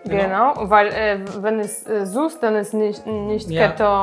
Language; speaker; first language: German; non-native, learner; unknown